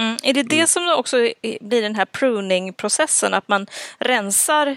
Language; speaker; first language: Swedish; native; Swedish